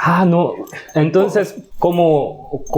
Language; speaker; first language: Spanish; non-native, learner; Korean